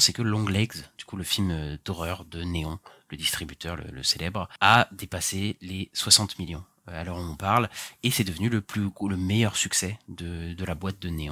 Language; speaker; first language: French; native; French